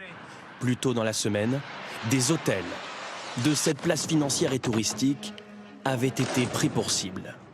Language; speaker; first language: French; native; French